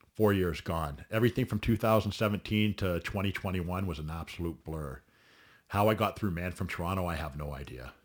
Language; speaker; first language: English; native; English